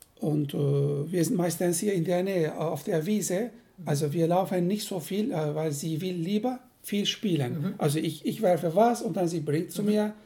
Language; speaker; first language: German; non-native, fluent; Turkish